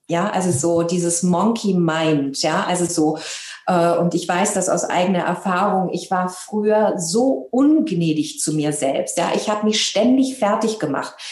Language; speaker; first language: German; native; German